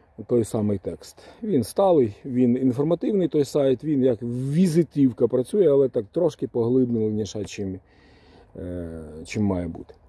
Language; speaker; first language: Ukrainian; non-native, local second language; Russian